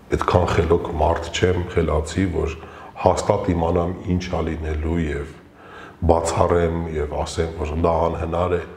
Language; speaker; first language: Armenian; early bilingual, heritage; Armenian